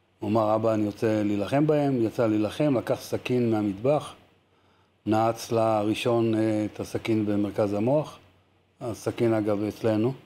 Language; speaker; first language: Hebrew; native; Hebrew